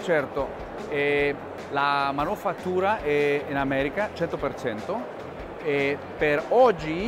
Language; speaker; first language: Italian; non-native, learner; Spanish